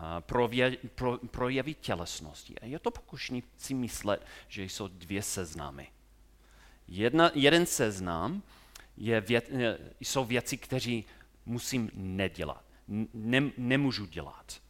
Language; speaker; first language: Czech; non-native, fluent; English